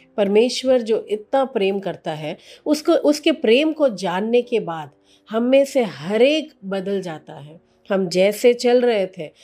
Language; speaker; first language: Hindi; non-native, local second language; Telugu